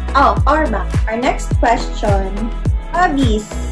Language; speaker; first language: English; non-native, local second language; Cebuano